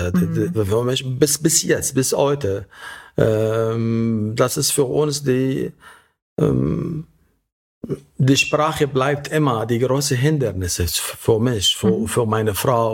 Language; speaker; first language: German; non-native, learner; Arabic